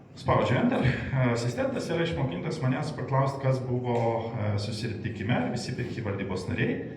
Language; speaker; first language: Lithuanian; non-native, local second language; Polish